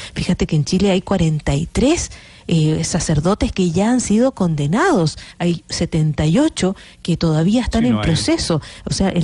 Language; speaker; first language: Spanish; native; Spanish